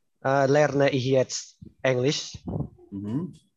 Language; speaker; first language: German; non-native, learner; Indonesian